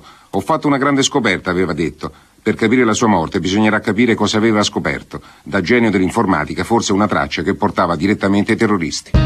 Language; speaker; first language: Italian; native; Italian